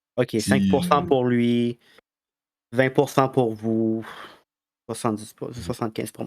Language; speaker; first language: French; native; French